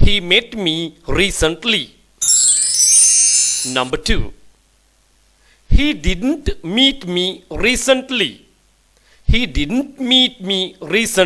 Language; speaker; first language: English; non-native, local second language; Sinhala